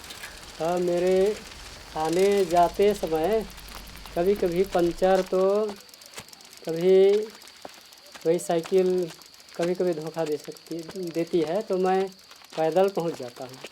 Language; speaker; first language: Hindi; non-native, local second language; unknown